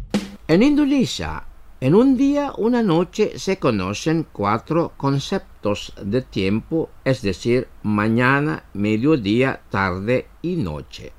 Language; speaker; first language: Spanish; non-native, fluent; Indonesian